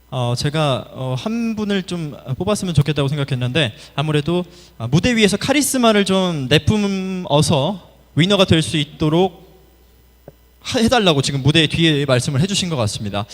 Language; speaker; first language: Korean; native; Korean